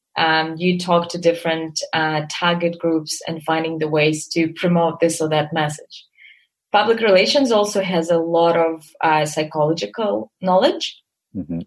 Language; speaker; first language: English; non-native, fluent; Russian